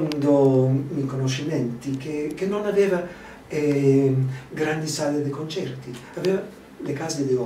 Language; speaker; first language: Italian; non-native, fluent; English